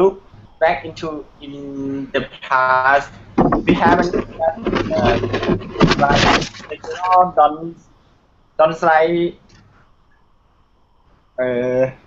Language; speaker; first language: English; non-native, learner; Thai